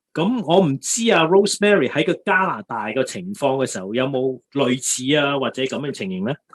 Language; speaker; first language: Cantonese; native; Cantonese